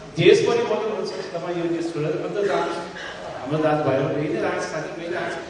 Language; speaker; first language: Nepali; non-native, local second language; Newari